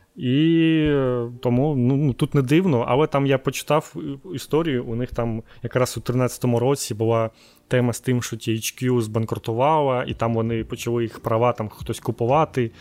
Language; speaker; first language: Ukrainian; native; Ukrainian